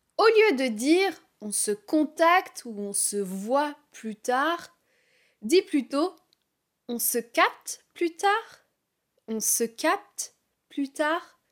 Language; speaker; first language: French; native; French